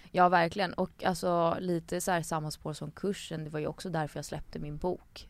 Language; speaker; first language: Swedish; native; Swedish